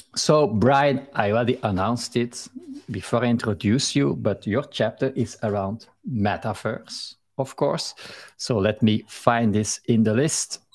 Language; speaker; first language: English; non-native, fluent; Dutch